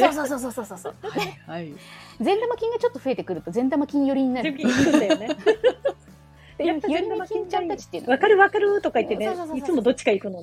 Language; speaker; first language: Japanese; native; Japanese